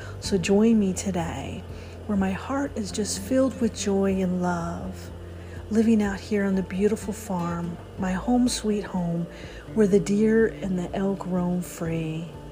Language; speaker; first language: English; native; English